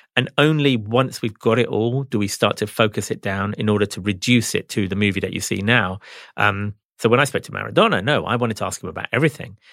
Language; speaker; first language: English; native; English